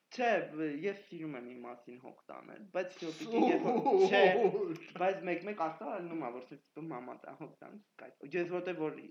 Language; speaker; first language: Armenian; native; Armenian